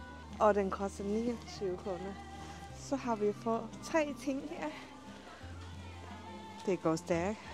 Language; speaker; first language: Danish; non-native, learner; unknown